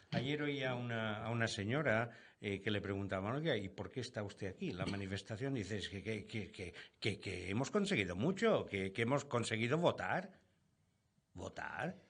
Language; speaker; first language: Spanish; non-native, local second language; Catalan